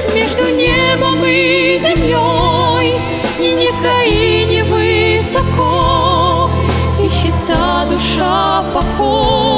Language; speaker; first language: Russian; native; Russian